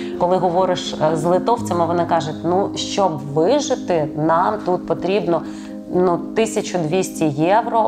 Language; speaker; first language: Ukrainian; native; Ukrainian